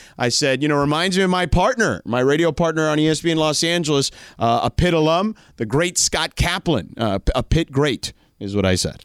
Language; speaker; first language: English; native; English